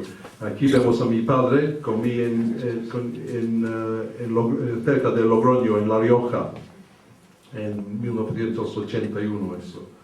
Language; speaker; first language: Spanish; early bilingual, heritage; English